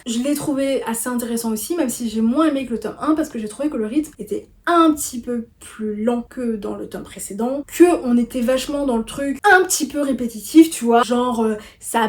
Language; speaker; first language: French; native; French